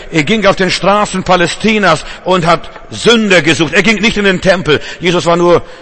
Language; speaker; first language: German; non-native, fluent; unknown